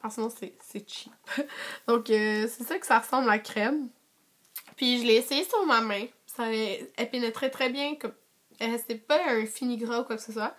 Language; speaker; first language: French; native; French